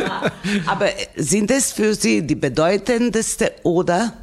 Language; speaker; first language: German; non-native, local second language; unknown